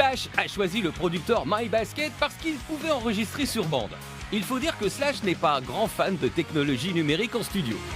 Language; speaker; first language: French; native; French